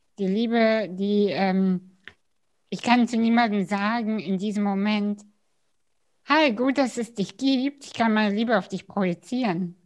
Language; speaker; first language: German; early bilingual, other home language; Russian